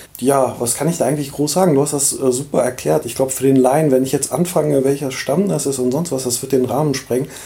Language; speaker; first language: German; early bilingual, other home language; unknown